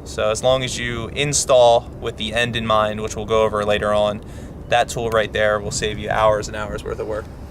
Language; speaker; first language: English; native; English